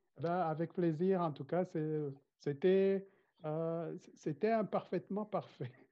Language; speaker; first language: French; non-native, fluent; Kinyarwanda